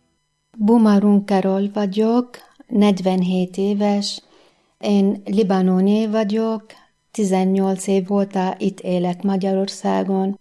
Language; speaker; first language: Hungarian; non-native, fluent; Arabic